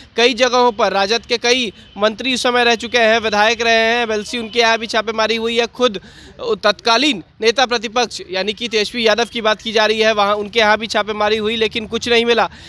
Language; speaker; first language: Hindi; native; Hindi